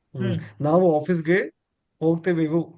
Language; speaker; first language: Kannada; non-native, learner; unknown